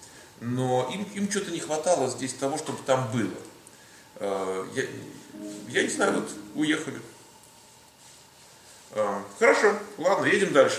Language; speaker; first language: Russian; native; Russian